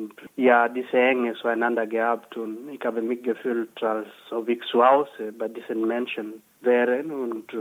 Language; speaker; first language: German; non-native, fluent; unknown